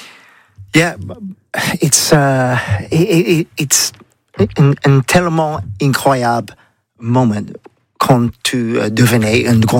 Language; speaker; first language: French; non-native, learner; English